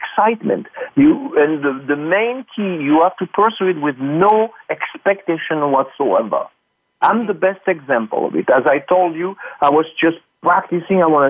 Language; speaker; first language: English; non-native, fluent; French